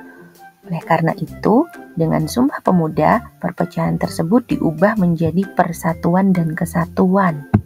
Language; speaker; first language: Indonesian; native; Indonesian